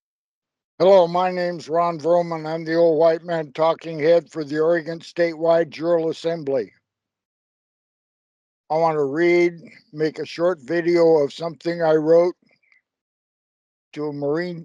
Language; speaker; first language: English; native; English